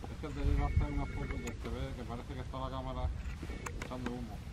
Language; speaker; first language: Spanish; native; Spanish